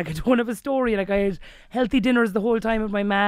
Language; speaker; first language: English; native; English